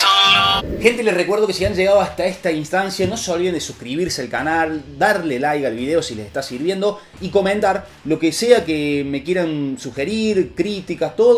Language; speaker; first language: Spanish; native; Spanish